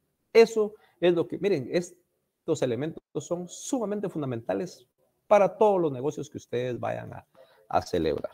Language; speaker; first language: Spanish; native; Spanish